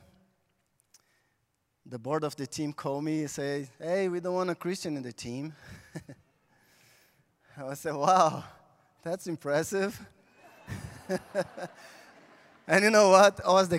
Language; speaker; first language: English; non-native, fluent; Portuguese